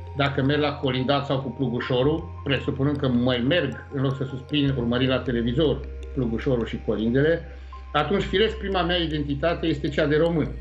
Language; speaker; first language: Romanian; native; Romanian